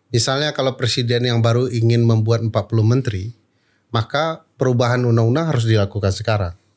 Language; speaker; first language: Indonesian; non-native, local second language; Minangkabau